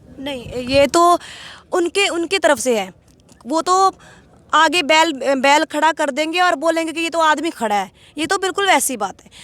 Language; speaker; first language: Hindi; non-native, local second language; Punjabi